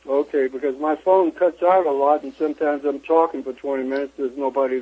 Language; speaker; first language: English; native; English